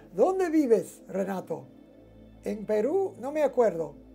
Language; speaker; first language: Spanish; non-native, learner; English